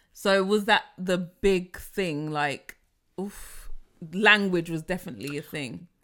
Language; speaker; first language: English; native; English